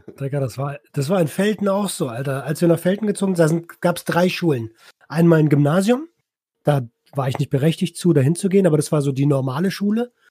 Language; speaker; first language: German; native; German